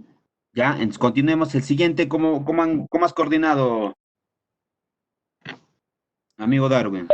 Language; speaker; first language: Spanish; native; Spanish